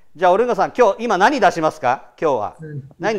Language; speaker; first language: Japanese; native; Japanese